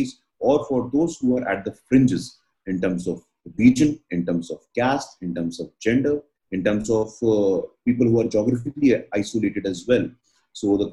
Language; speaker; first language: English; non-native, local second language; Hindi